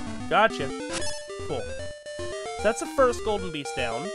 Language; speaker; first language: English; native; English